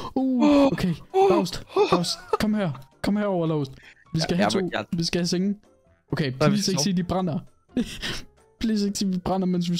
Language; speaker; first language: Danish; native; Danish